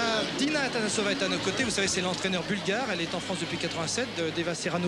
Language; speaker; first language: French; native; French